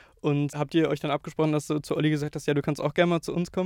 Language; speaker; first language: German; native; German